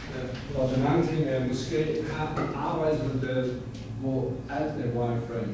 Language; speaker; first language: Danish; non-native, fluent; English